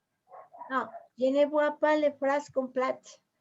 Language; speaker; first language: French; non-native, learner; Spanish